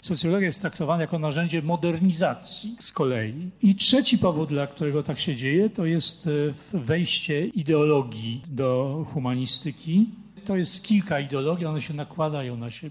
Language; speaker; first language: Polish; native; Polish